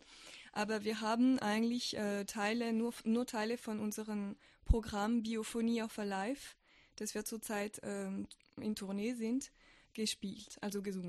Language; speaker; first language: German; non-native, fluent; French